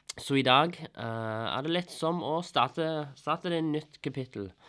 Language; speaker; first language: Norwegian; non-native, fluent; English